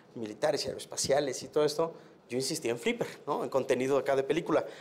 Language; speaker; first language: Spanish; native; Spanish